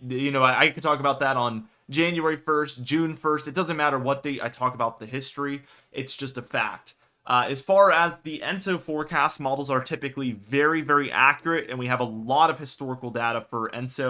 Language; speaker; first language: English; native; English